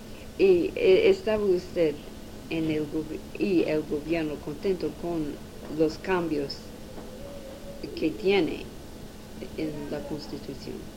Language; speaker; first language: Spanish; non-native, learner; English